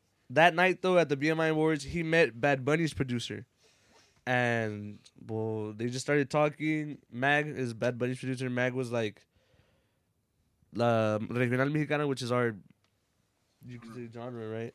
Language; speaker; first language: English; early bilingual, other home language; Spanish